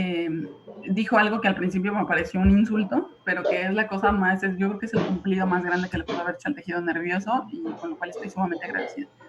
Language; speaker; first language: Spanish; native; Spanish